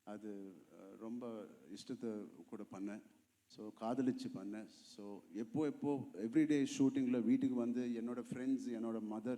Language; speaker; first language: Tamil; non-native, local second language; Telugu